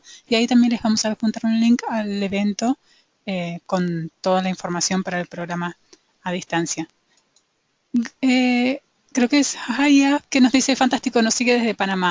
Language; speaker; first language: Spanish; native; Spanish